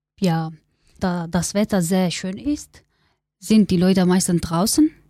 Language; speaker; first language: German; non-native, learner; Kurdish